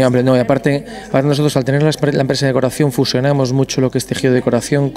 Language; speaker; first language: Spanish; native; Spanish